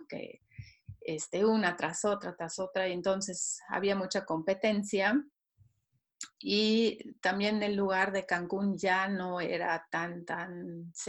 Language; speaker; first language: Spanish; non-native, fluent; Swiss German